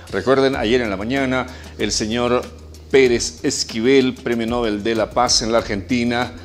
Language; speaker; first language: Spanish; native; Spanish